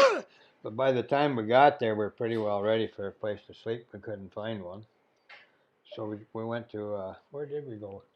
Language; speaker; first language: English; native; English